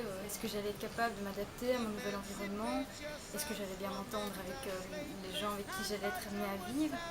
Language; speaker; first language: French; native; French